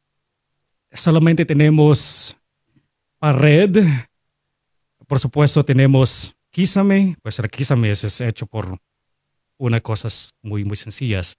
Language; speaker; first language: Spanish; non-native, fluent; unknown